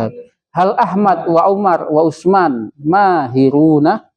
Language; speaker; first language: Arabic; non-native, fluent; Indonesian